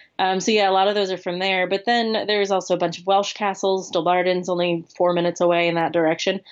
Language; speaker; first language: English; native; English